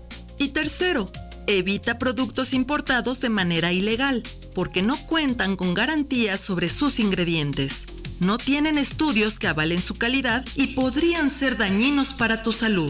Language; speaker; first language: Spanish; native; Spanish